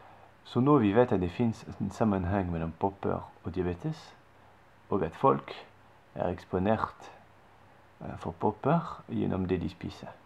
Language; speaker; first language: Norwegian; non-native, fluent; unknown